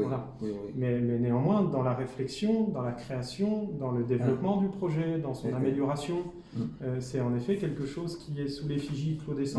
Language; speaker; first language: French; native; French